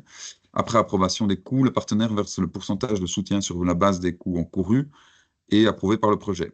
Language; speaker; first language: French; native; French